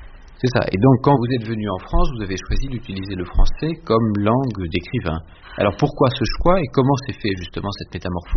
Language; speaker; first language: French; native; French